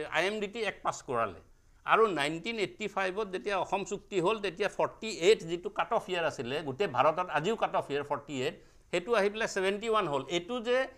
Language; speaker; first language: Assamese; native; Assamese